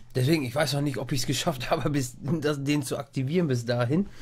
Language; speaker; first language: German; non-native, fluent; English